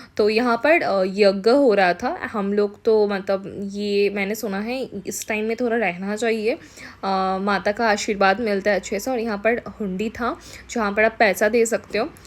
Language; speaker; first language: Hindi; non-native, local second language; Bangla